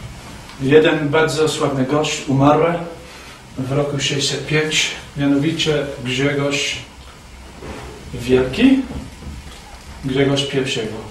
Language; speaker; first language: Polish; non-native, fluent; English